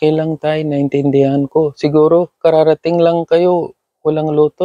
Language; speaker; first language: Filipino; non-native, learner; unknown